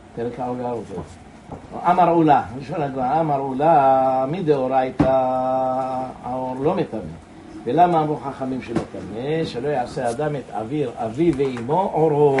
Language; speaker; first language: Hebrew; native; Hebrew